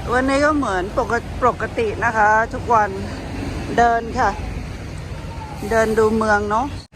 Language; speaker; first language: Thai; native; Thai